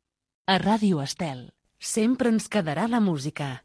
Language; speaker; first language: Catalan; native; Catalan